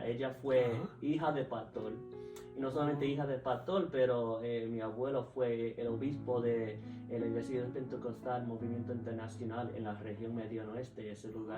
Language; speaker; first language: Spanish; early bilingual, heritage; Spanish